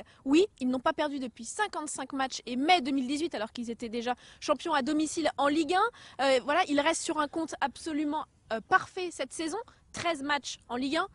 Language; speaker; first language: French; native; French